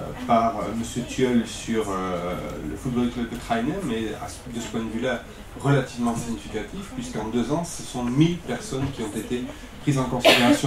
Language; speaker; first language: French; native; French